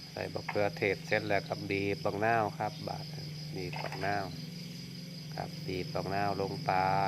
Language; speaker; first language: Thai; native; Thai